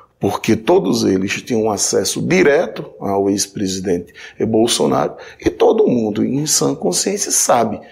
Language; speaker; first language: Portuguese; native; Portuguese